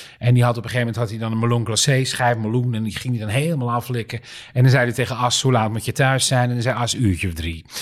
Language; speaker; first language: Dutch; native; Dutch